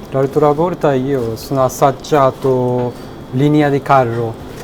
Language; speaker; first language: Italian; non-native, learner; Japanese